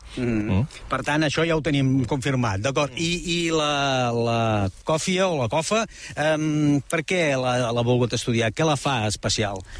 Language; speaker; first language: Catalan; native; Catalan